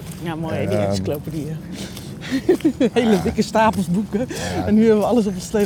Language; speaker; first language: Dutch; native; Dutch